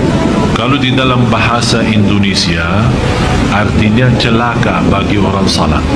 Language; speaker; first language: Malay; non-native, fluent; Arabic